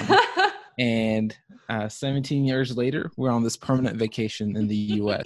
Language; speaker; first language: English; early bilingual, other home language; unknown